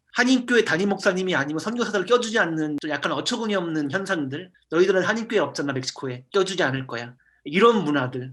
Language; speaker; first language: Korean; native; Korean